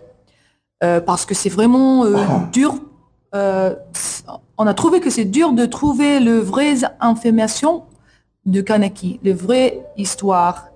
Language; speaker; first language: French; non-native, learner; English